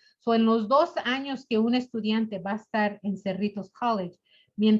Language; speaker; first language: Spanish; early bilingual, other home language; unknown